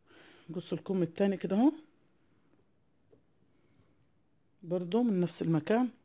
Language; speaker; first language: Arabic; native; Arabic